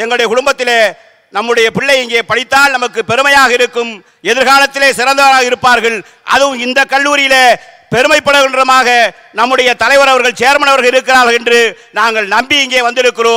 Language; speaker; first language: Tamil; native; Tamil